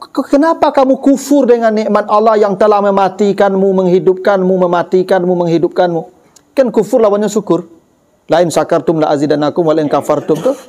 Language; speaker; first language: Malay; non-native, local second language; Minangkabau